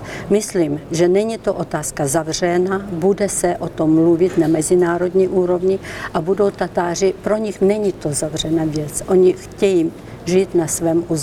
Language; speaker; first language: Czech; non-native, fluent; Ukrainian